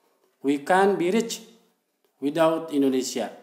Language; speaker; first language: English; non-native, local second language; Indonesian